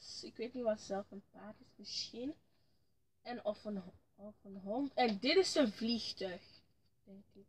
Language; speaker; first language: Dutch; early bilingual, other home language; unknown